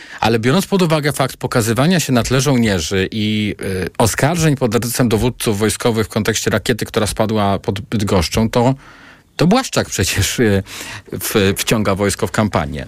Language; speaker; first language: Polish; native; Polish